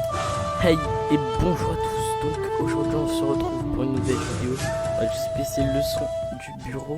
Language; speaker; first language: French; native; French